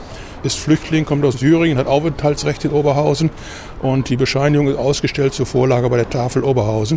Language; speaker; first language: German; native; German